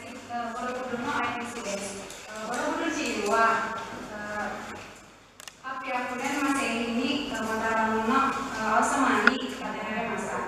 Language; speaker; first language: Japanese; non-native, learner; Indonesian